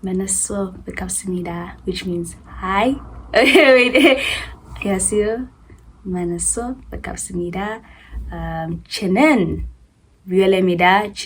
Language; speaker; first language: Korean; non-native, learner; English